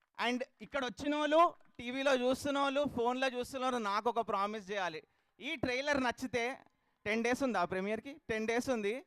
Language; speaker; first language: Telugu; native; Telugu